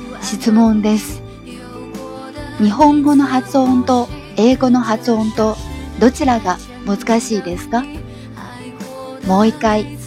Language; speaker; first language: Japanese; non-native, fluent; Chinese